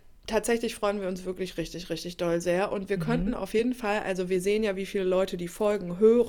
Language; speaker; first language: German; native; German